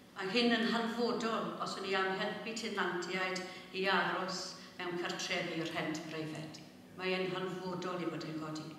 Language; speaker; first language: Welsh; native; Welsh